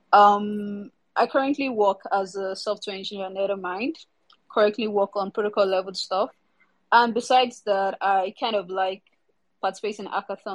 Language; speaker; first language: English; non-native, local second language; Yoruba